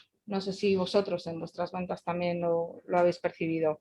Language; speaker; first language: Spanish; native; Spanish